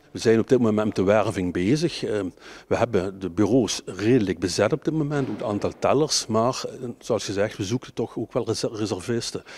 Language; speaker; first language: Dutch; native; Dutch